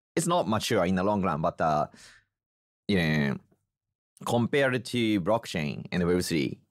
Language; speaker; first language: English; non-native, fluent; Japanese